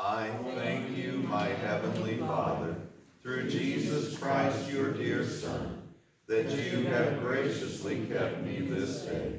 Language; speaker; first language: English; native; English